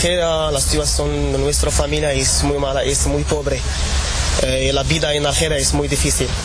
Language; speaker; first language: Spanish; non-native, learner; Arabic